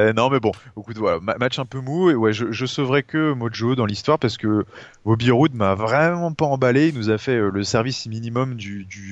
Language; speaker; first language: French; native; French